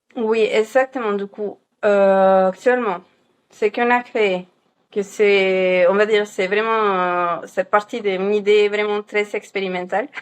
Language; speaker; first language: French; non-native, fluent; Spanish